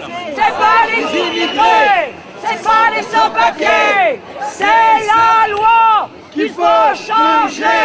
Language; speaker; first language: French; native; French